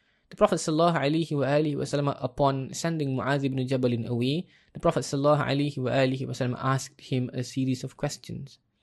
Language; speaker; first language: English; non-native, local second language; Malay